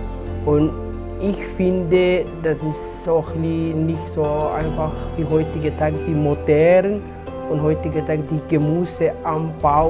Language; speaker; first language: German; non-native, fluent; Somali